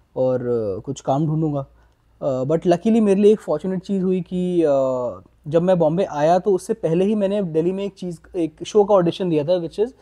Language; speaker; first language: Hindi; native; Hindi